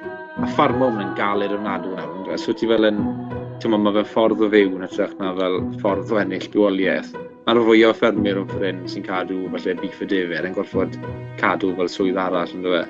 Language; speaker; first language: Welsh; native; Welsh